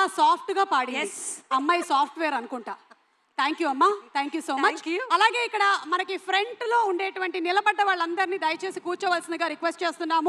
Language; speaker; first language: Telugu; native; Telugu